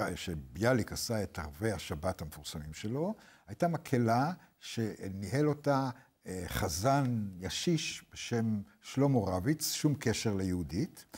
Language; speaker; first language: Hebrew; native; Hebrew